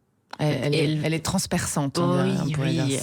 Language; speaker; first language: French; native; French